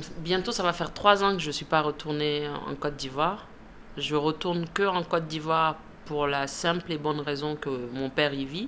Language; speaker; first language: French; early bilingual, other home language; Mandingo